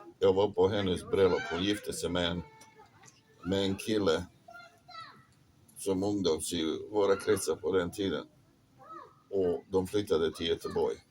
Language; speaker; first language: Swedish; non-native, fluent; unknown